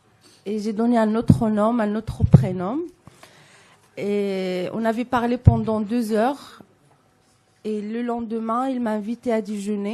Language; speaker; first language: French; non-native, local second language; Arabic